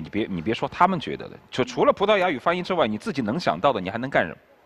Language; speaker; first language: Chinese; native; Chinese